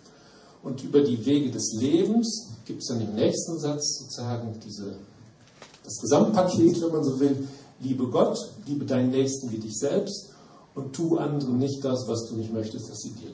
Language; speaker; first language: German; native; German